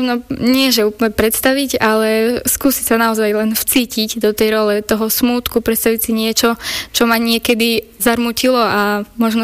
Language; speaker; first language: Slovak; native; Slovak